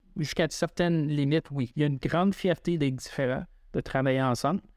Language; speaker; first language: French; native; French